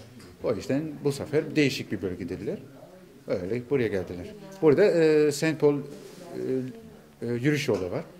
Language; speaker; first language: Turkish; non-native, fluent; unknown